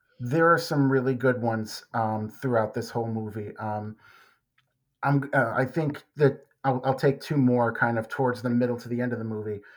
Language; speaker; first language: English; native; English